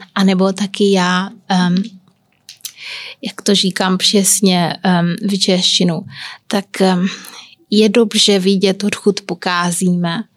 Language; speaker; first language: Czech; non-native, learner; Kabuverdianu